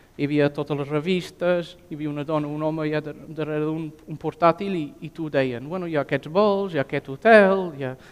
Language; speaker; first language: Catalan; non-native, fluent; English